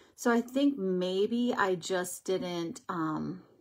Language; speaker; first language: English; native; English